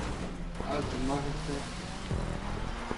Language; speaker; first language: German; non-native, learner; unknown